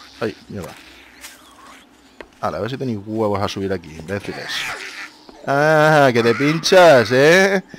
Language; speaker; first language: Spanish; native; Spanish